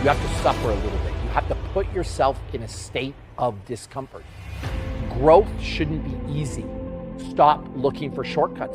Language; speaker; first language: English; native; English